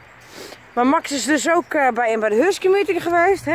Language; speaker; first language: Dutch; native; Dutch